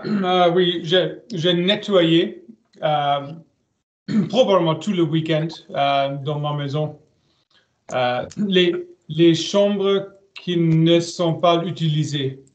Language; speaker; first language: French; non-native, learner; German